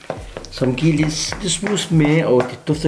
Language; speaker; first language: Danish; non-native, fluent; Chinese